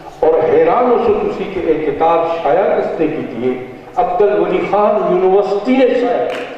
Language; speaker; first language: Urdu; non-native, local second language; Northern Hindko